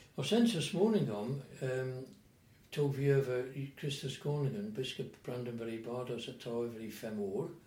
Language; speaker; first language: Swedish; non-native, fluent; English